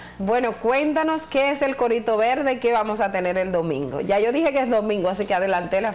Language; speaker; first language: Spanish; native; Spanish